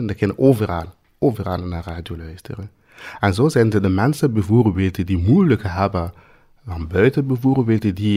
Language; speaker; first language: Dutch; non-native, fluent; Swahili